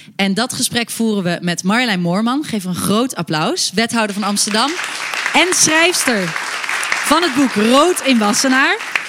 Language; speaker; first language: Dutch; native; Dutch